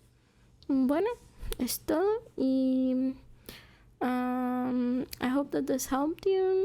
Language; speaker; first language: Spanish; non-native, fluent; English